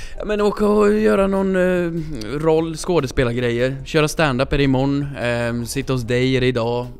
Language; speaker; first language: Swedish; native; Swedish